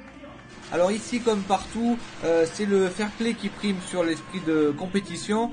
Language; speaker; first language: French; native; French